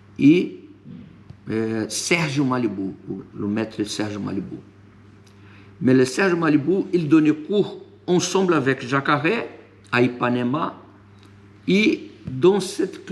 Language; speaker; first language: French; non-native, fluent; Portuguese